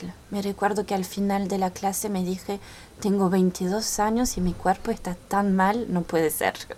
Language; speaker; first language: Spanish; early bilingual, heritage; French